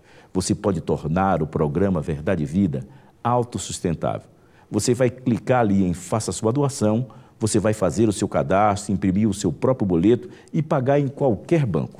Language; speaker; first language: Portuguese; native; Portuguese